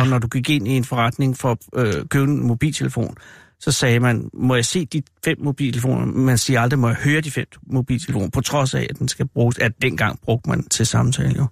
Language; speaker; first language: Danish; native; Danish